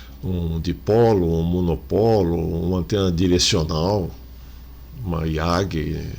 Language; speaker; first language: Portuguese; native; Portuguese